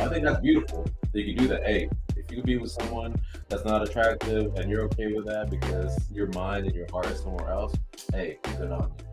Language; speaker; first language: English; native; English